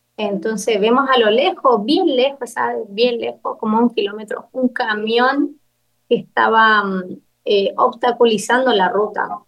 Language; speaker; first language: Spanish; native; Spanish